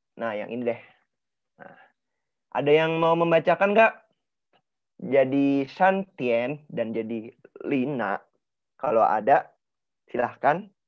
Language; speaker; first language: Indonesian; native; Indonesian